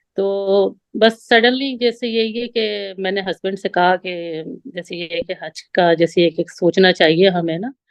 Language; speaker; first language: Urdu; native; Urdu